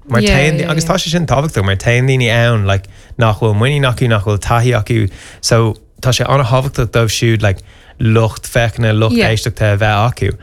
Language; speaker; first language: Irish; non-native, local second language; English